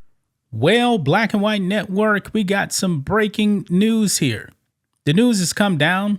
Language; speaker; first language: English; native; English